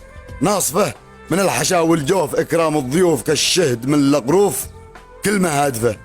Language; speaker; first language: Arabic; native; Arabic